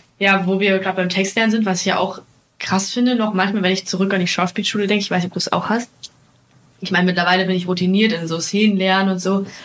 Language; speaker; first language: German; native; German